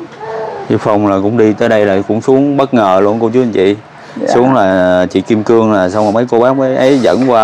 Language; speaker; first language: Vietnamese; native; Vietnamese